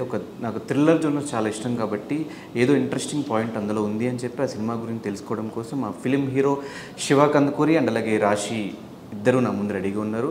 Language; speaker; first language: Telugu; native; Telugu